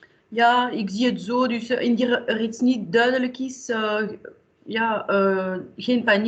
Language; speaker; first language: Dutch; non-native, local second language; French